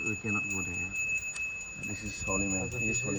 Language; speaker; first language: English; non-native, learner; Balinese